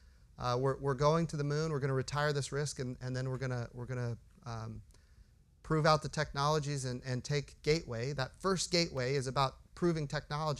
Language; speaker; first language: English; native; English